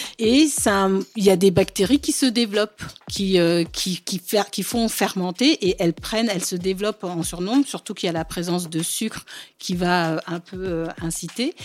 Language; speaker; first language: French; early bilingual, other home language; Bambara